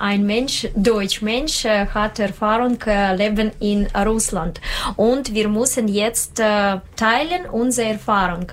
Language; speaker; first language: German; non-native, learner; Russian